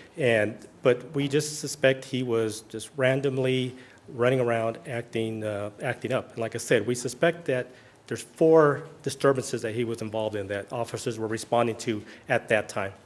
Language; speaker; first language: English; early bilingual, other home language; Spanish